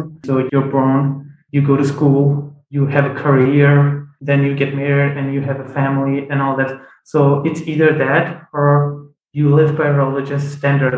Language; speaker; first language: English; non-native, fluent; Punjabi